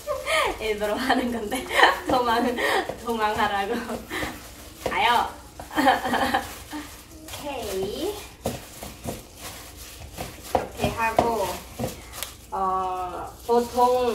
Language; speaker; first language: Korean; non-native, fluent; Khmer